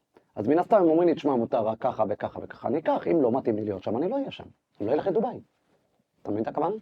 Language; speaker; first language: Hebrew; native; Hebrew